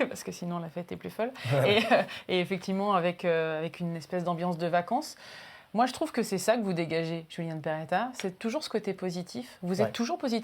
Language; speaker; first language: French; native; French